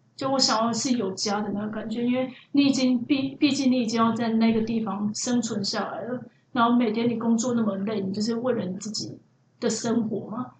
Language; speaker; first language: Chinese; native; Chinese